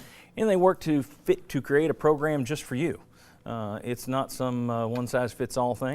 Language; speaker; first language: English; native; English